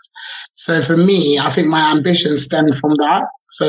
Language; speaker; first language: English; native; English